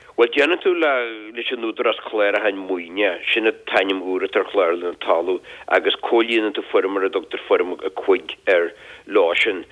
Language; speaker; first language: Irish; native; Irish